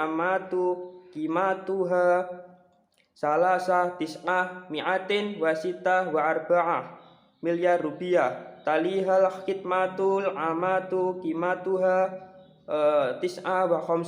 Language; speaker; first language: Arabic; non-native, learner; Indonesian